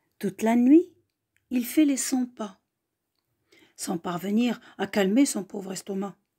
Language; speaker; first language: French; native; French